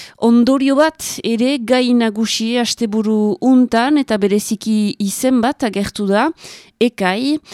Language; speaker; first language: Basque; native; Basque